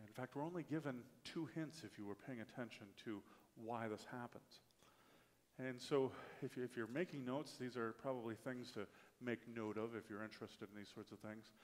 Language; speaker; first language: English; native; English